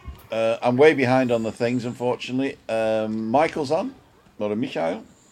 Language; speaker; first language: English; native; English